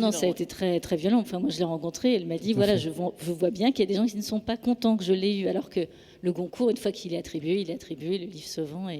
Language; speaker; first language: French; native; French